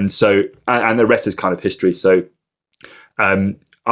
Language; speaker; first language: English; native; English